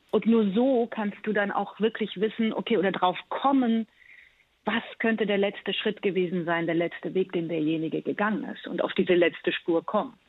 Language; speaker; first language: German; early bilingual, other home language; Persian